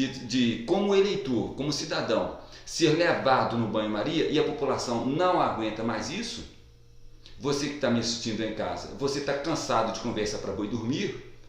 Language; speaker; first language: Portuguese; native; Portuguese